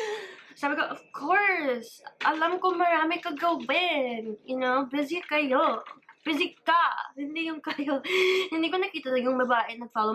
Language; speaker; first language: Filipino; early bilingual, heritage; English